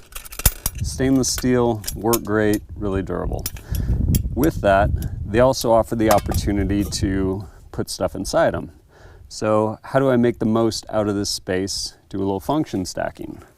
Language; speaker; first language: English; native; English